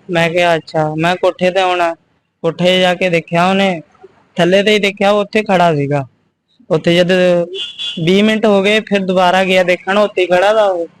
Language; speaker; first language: Punjabi; non-native, local second language; Hindi